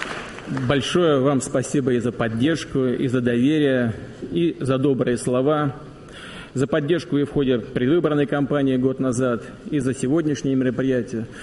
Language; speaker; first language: Russian; native; Russian